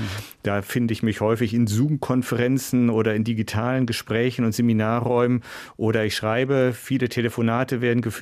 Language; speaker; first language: German; native; German